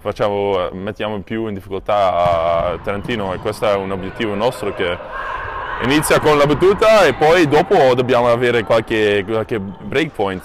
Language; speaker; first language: Italian; non-native, fluent; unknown